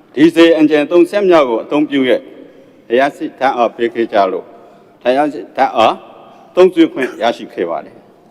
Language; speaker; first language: Burmese; native; Burmese